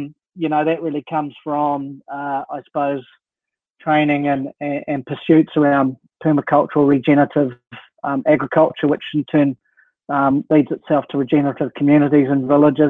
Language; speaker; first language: English; native; English